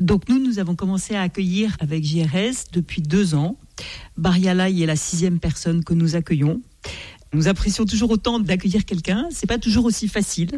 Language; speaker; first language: French; native; French